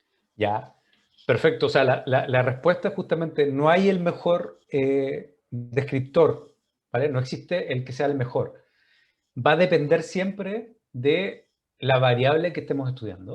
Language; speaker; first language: Spanish; native; Spanish